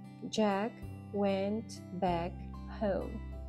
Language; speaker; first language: English; non-native, fluent; Ukrainian